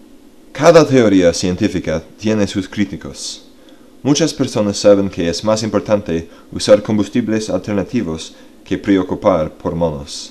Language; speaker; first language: Spanish; non-native, learner; English